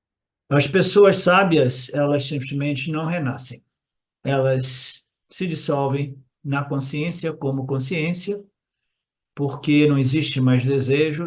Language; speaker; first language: Portuguese; native; Portuguese